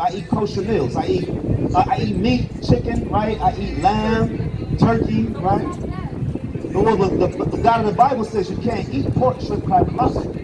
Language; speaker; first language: English; native; English